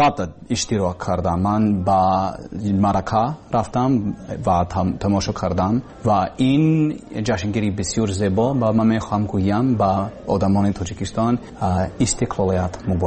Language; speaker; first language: Persian; non-native, learner; English